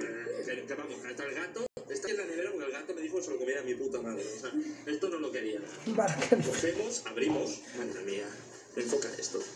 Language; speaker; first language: Spanish; native; Spanish